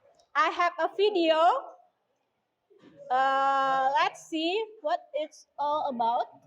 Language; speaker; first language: English; non-native, learner; Indonesian